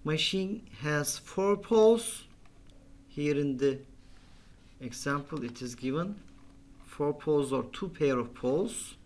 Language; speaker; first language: English; non-native, fluent; Turkish